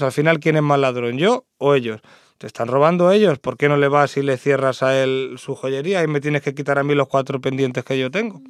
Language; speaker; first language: Spanish; native; Spanish